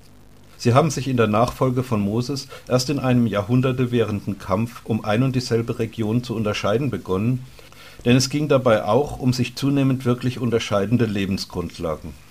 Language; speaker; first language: German; native; German